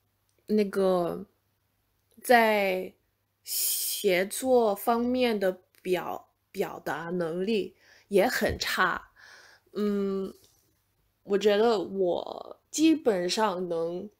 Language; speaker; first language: Chinese; non-native, fluent; English